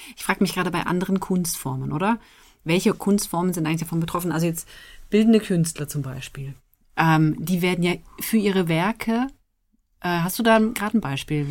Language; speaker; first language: German; native; German